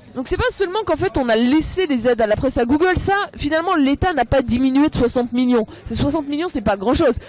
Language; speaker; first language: French; native; French